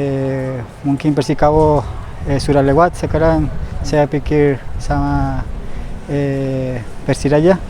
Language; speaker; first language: Indonesian; non-native, fluent; Spanish